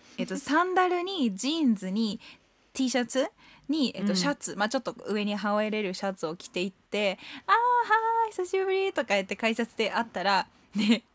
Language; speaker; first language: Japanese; early bilingual, heritage; Japanese